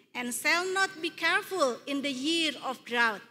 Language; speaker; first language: English; non-native, fluent; Indonesian